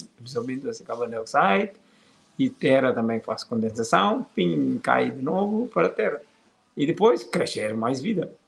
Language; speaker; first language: Portuguese; non-native, fluent; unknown